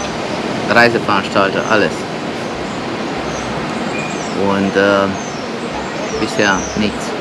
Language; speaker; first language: German; non-native, fluent; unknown